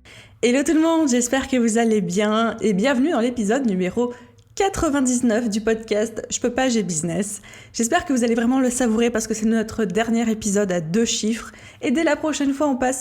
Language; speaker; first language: French; native; French